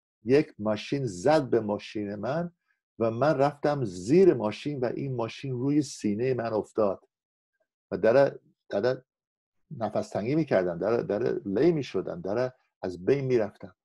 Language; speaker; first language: Persian; non-native, fluent; English